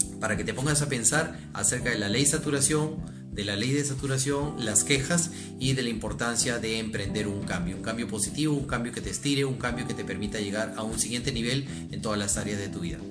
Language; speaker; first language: Spanish; native; Spanish